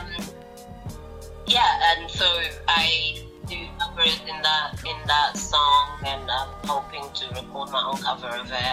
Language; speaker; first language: English; non-native, fluent; Portuguese